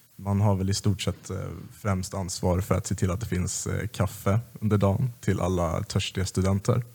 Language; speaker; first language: Swedish; native; Swedish